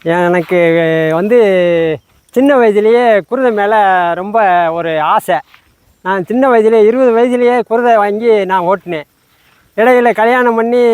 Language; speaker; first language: Tamil; native; Tamil